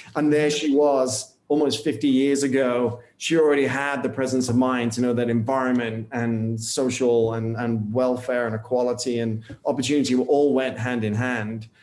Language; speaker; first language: English; native; English